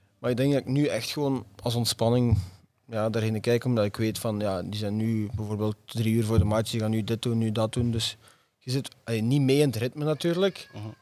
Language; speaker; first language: Dutch; native; Dutch